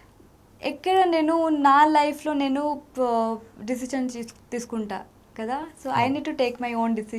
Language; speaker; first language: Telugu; non-native, local second language; Odia